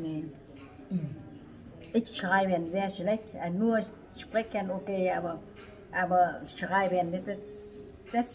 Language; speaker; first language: German; non-native, learner; Vietnamese